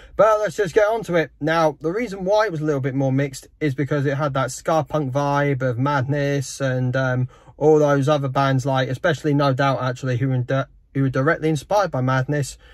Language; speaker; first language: English; native; English